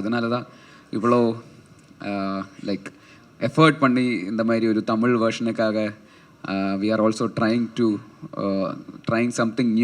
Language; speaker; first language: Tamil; non-native, learner; Malayalam